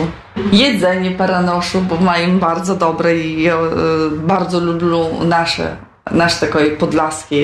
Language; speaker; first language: Polish; non-native, local second language; Ukrainian